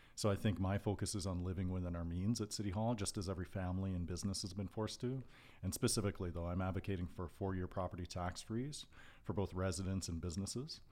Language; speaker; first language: English; native; English